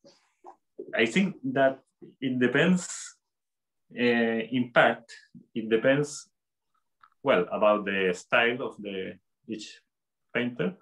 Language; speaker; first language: English; non-native, fluent; Spanish